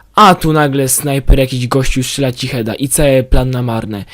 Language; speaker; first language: Polish; native; Polish